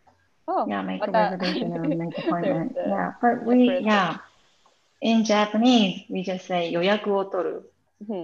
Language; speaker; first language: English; non-native, learner; Japanese